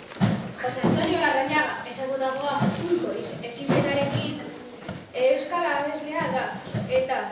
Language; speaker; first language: Basque; non-native, local second language; Spanish